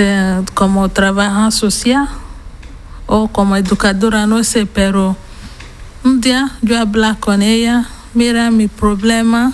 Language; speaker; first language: Spanish; non-native, learner; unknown